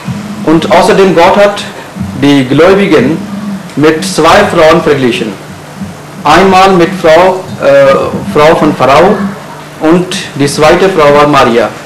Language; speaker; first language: German; non-native, fluent; Urdu